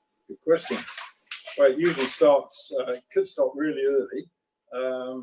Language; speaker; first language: English; native; English